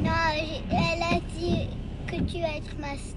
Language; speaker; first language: French; early bilingual, heritage; French